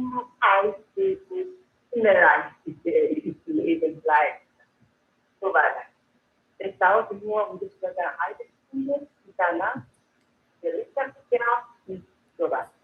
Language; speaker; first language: German; non-native, learner; Korean